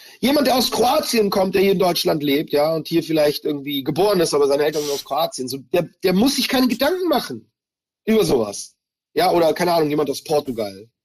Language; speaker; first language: German; early bilingual, other home language; Hebrew